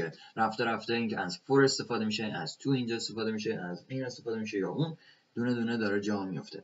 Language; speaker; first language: Persian; native; Persian